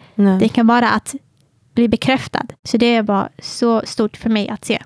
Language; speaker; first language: Swedish; native; Swedish